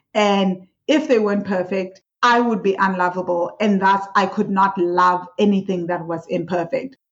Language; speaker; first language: English; non-native, local second language; Swati